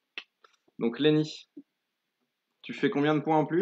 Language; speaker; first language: French; native; French